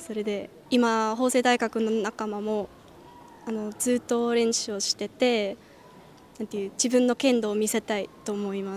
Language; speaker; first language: Japanese; non-native, fluent; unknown